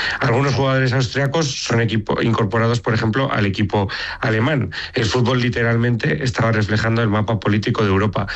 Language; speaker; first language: Spanish; native; Spanish